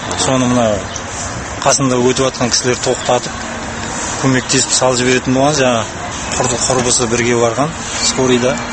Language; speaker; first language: Kazakh; early bilingual, heritage; Kazakh